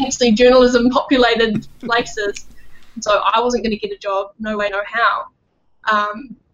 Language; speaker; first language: English; native; English